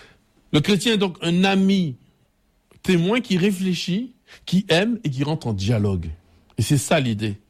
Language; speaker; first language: French; native; French